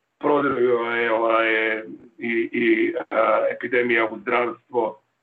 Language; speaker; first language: Croatian; native; Croatian